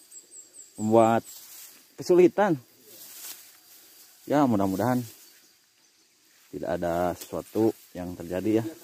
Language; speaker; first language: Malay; non-native, local second language; Sundanese